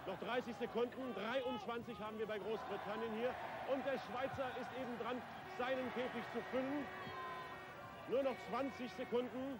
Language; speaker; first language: German; native; German